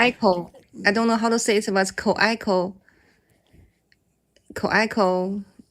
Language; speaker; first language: English; non-native, learner; Chinese